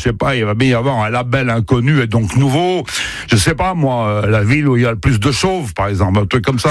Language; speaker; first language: French; native; French